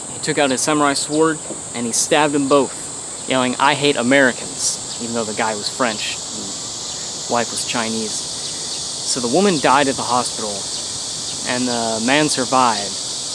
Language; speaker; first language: English; native; English